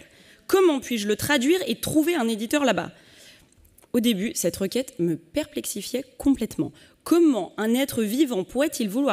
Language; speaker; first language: French; native; French